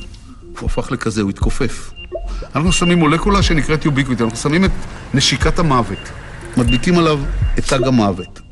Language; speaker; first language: Hebrew; native; Hebrew